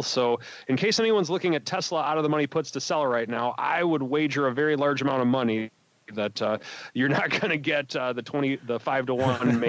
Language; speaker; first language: English; native; English